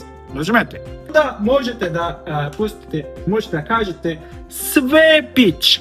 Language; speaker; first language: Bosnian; non-native, learner; Korean